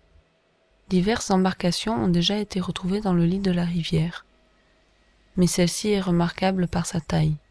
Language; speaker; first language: French; native; French